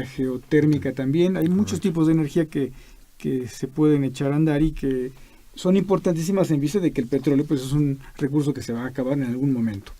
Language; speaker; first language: Spanish; native; Spanish